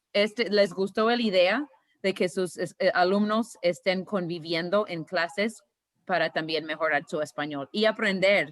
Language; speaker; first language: Spanish; early bilingual, heritage; Spanish